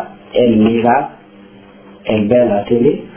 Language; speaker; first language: Spanish; non-native, learner; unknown